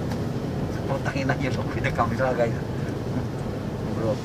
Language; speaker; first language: English; non-native, local second language; Filipino